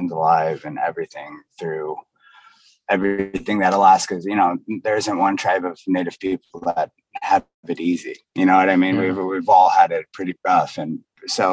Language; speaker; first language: English; native; English